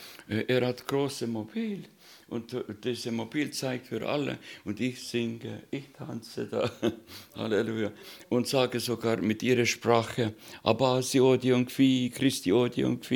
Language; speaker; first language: German; non-native, fluent; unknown